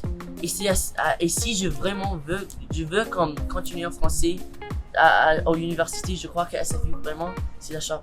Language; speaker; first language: French; non-native, local second language; English